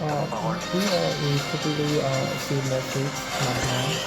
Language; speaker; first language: French; non-native, learner; Chinese